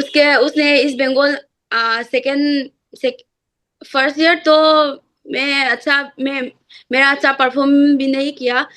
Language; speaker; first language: Hindi; non-native, local second language; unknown